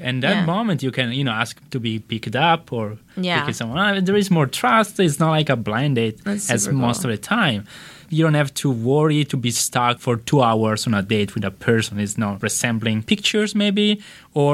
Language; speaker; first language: English; non-native, fluent; Italian